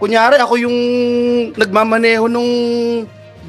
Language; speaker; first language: Filipino; native; Filipino